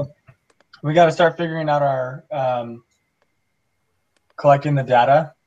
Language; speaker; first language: English; native; English